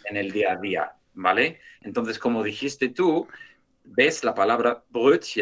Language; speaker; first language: Spanish; non-native, fluent; English